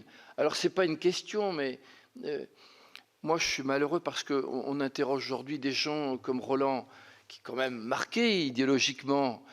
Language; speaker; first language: French; native; French